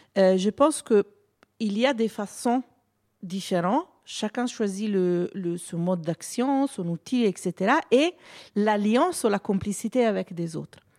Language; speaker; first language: French; non-native, fluent; Italian